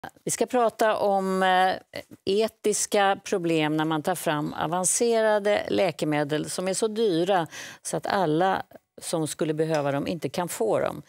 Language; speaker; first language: Swedish; native; Swedish